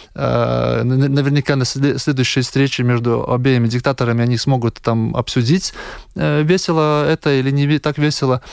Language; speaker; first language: Russian; non-native, local second language; Latvian